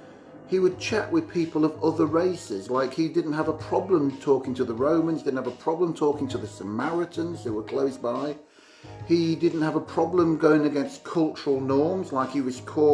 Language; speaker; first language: English; native; English